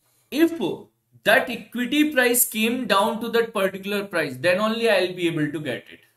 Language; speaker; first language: English; non-native, local second language; Hindi